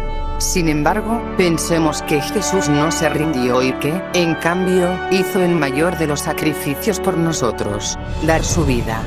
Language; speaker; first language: Spanish; native; Spanish